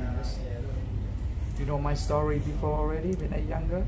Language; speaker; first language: English; non-native, learner; Thai